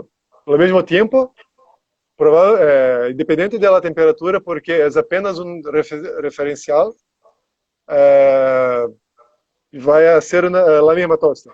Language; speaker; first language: Spanish; non-native, learner; Portuguese